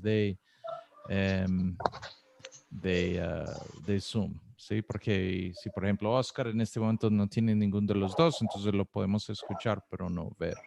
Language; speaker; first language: Spanish; non-native, fluent; English